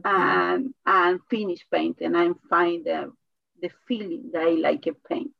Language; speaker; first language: English; non-native, learner; Spanish